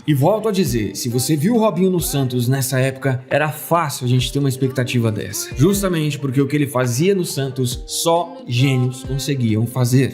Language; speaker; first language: Portuguese; native; Portuguese